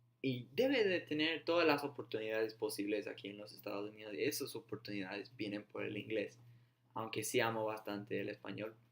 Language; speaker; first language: Spanish; non-native, fluent; English